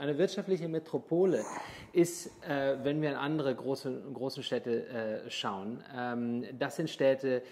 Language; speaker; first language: German; native; German